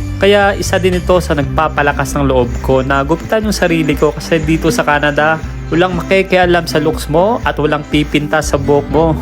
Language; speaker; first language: Filipino; non-native, local second language; Hiligaynon